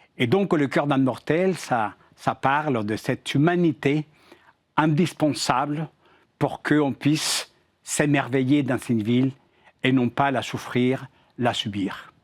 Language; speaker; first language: French; non-native, fluent; Spanish